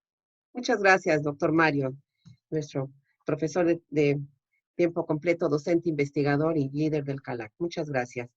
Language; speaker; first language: Spanish; native; Spanish